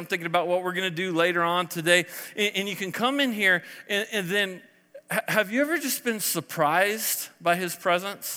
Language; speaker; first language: English; native; English